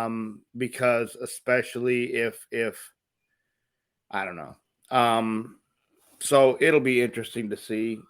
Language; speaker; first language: English; native; English